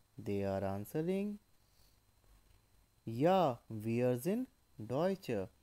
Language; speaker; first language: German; non-native, learner; Hindi